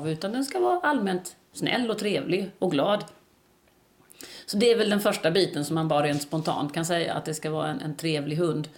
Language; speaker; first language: Swedish; native; Swedish